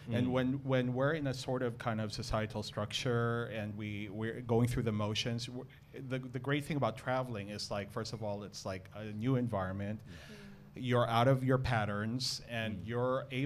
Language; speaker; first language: English; non-native, local second language; Filipino